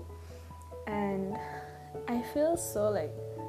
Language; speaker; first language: English; non-native, local second language; Tamil